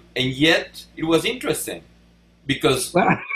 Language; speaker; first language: English; non-native, fluent; Spanish